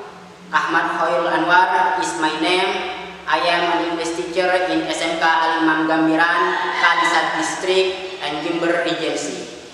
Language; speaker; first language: English; non-native, fluent; Indonesian